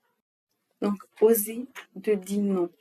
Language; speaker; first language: French; non-native, learner; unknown